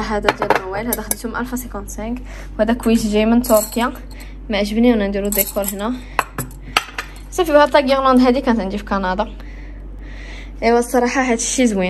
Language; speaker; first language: Arabic; early bilingual, other home language; French